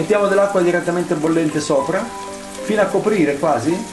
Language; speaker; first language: Italian; native; Italian